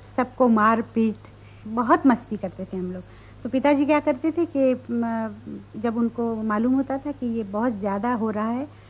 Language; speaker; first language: Hindi; non-native, local second language; Marathi